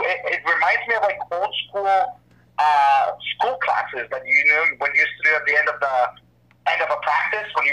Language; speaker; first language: English; non-native, fluent; Hebrew